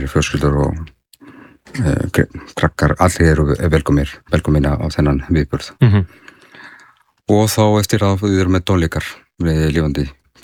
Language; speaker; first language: Icelandic; non-native, learner; Spanish